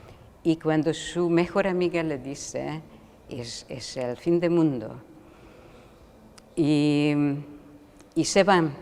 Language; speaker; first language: Spanish; non-native, fluent; Hungarian